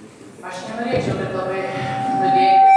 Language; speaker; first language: Lithuanian; native; Lithuanian